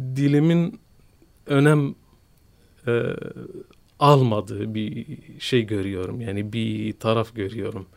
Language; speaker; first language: Turkish; non-native, fluent; Kurdish